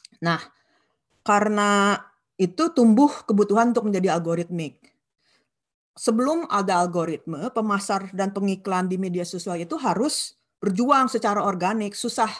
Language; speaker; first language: Indonesian; non-native, local second language; Sundanese